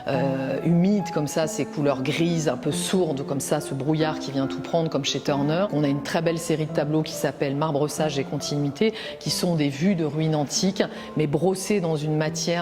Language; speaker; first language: French; native; French